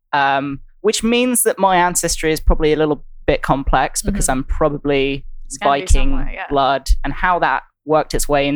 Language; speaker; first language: English; native; English